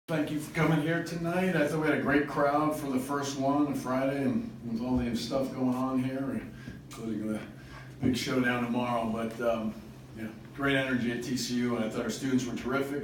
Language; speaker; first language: English; native; English